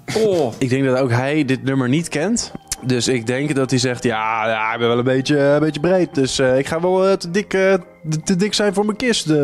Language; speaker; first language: Dutch; native; Dutch